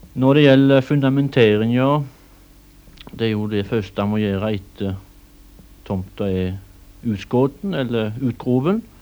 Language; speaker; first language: Norwegian; native; Norwegian